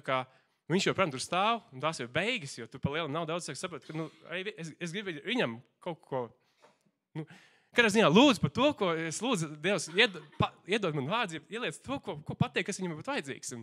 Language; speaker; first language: Latvian; native; Latvian